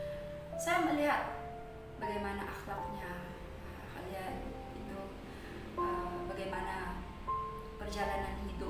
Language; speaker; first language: Indonesian; non-native, fluent; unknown